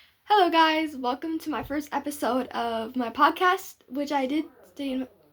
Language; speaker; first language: English; native; English